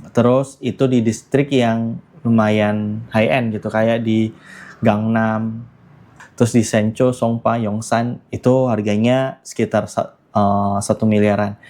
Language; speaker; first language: Indonesian; native; Indonesian